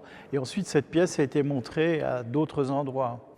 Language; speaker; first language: French; native; French